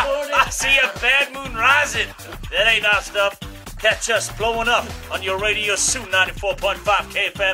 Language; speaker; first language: English; native; English